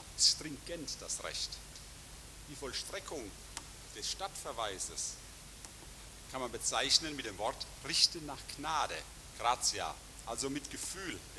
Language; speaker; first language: German; native; German